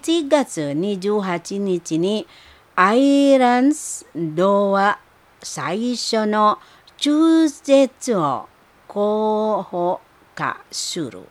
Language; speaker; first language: Japanese; non-native, fluent; Indonesian